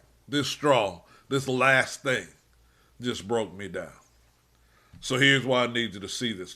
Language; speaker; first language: English; native; English